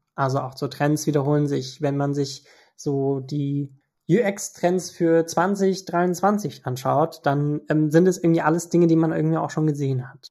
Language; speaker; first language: German; early bilingual, other home language; Turkish